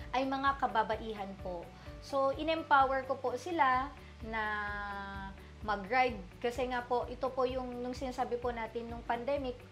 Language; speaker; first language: Filipino; non-native, local second language; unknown